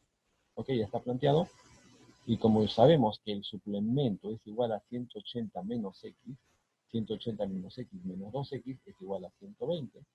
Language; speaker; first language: Spanish; native; Spanish